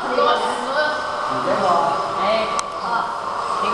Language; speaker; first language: Chinese; native; Chinese